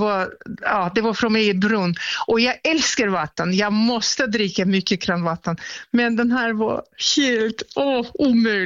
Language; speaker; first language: Swedish; non-native, fluent; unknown